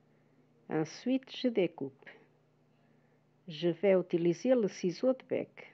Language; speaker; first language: French; non-native, fluent; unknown